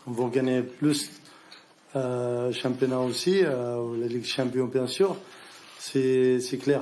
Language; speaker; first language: French; non-native, learner; Arabic